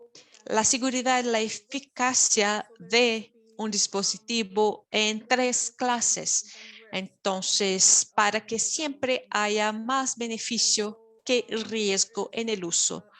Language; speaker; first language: Spanish; non-native, fluent; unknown